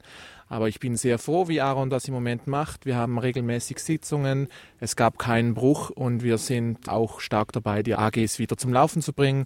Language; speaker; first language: German; native; German